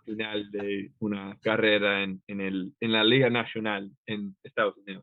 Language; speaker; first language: Spanish; non-native, fluent; English